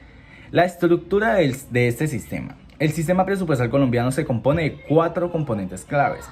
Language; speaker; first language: Spanish; native; Spanish